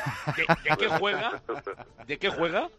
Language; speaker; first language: Spanish; native; Spanish